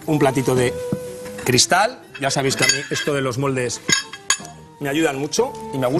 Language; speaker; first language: Spanish; native; Spanish